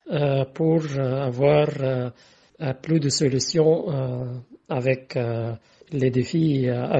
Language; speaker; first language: French; non-native, fluent; Arabic